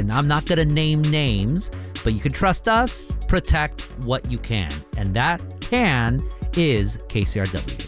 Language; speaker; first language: English; early bilingual, other home language; Spanish